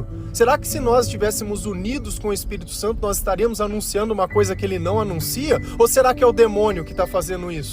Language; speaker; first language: Portuguese; native; Portuguese